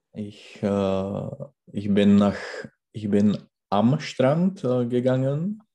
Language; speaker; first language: German; non-native, learner; Czech